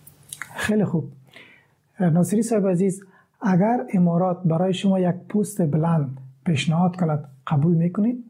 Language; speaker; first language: Persian; native; Persian